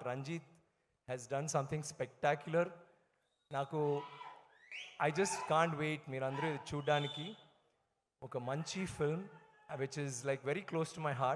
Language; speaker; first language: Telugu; non-native, learner; Tamil